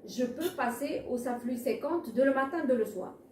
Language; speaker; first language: French; non-native, local second language; Arabic